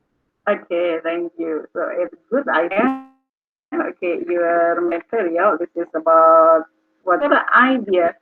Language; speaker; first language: English; non-native, learner; Indonesian